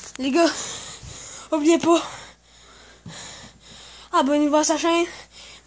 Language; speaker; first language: French; native; French